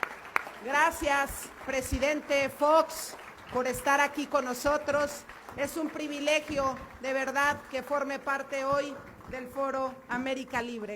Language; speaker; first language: Spanish; native; Spanish